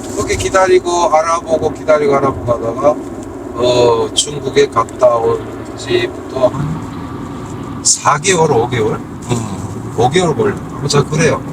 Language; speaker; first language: Korean; native; Korean